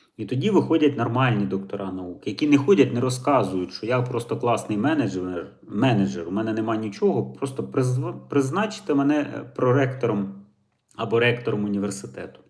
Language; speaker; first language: Ukrainian; native; Ukrainian